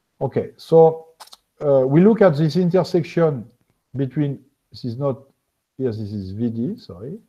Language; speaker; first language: English; non-native, fluent; French